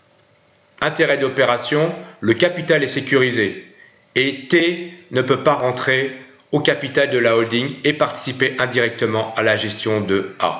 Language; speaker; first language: French; native; French